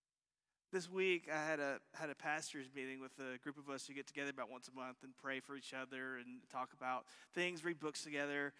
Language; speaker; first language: English; native; English